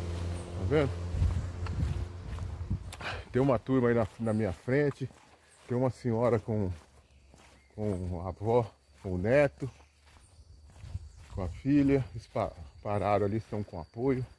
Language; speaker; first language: Portuguese; native; Portuguese